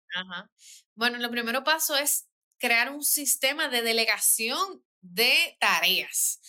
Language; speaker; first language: Spanish; native; Spanish